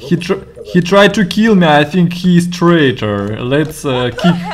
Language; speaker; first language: English; non-native, learner; Russian